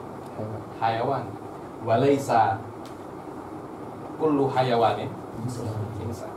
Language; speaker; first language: Arabic; non-native, fluent; Malay